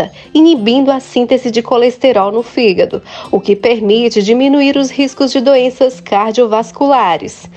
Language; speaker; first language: Portuguese; native; Portuguese